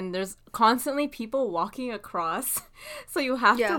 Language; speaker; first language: English; non-native, local second language; Filipino